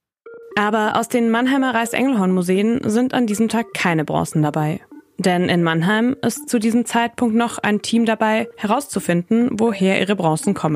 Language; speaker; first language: German; native; German